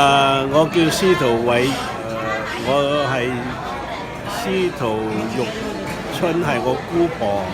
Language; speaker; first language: Cantonese; early bilingual, other home language; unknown